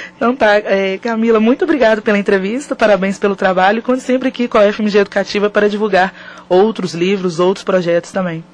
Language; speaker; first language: Portuguese; native; Portuguese